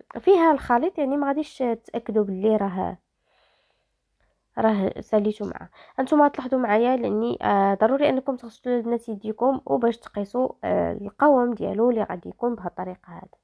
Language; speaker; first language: Arabic; native; Arabic